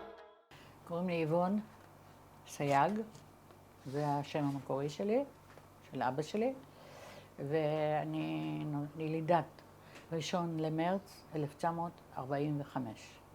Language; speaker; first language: Hebrew; early bilingual, other home language; Arabic